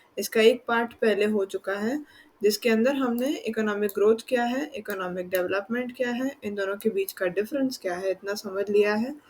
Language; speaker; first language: Hindi; non-native, local second language; Gujarati